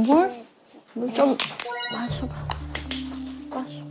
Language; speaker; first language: Korean; native; Korean